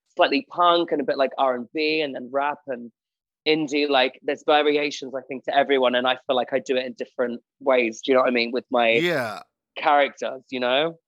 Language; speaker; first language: English; native; English